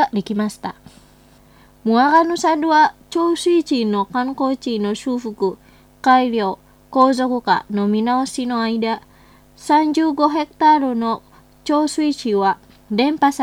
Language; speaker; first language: Japanese; non-native, fluent; Indonesian